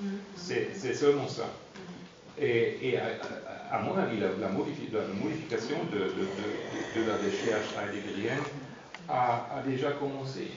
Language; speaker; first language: French; non-native, fluent; German